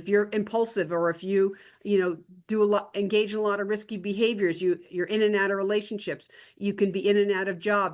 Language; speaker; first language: English; native; English